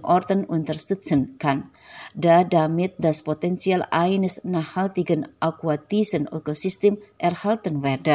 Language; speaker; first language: German; non-native, fluent; Indonesian